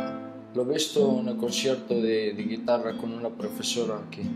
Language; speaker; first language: Spanish; non-native, learner; Arabic